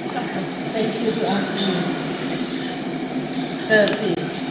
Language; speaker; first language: English; non-native, learner; Thai